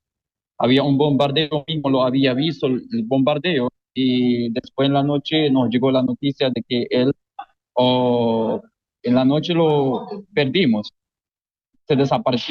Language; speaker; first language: Spanish; non-native, fluent; Arabic